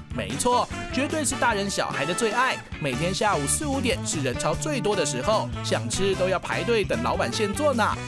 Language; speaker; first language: Chinese; native; Chinese